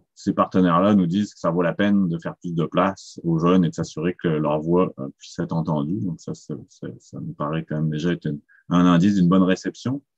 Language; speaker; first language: French; native; French